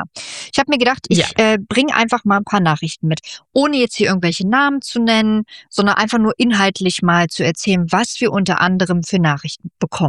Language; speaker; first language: German; native; German